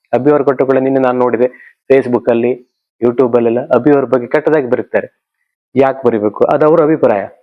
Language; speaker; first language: Kannada; native; Kannada